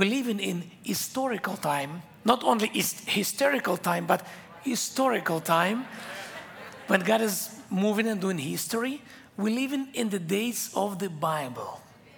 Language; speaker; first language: English; non-native, fluent; Hebrew